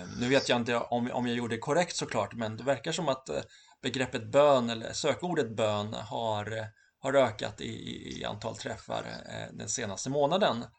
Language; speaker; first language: Swedish; native; Swedish